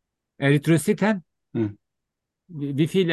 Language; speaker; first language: German; non-native, learner; Turkish